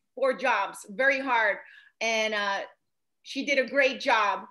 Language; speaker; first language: English; native; English